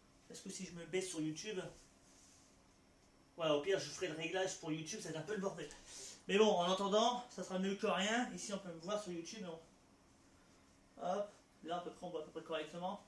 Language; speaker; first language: French; native; French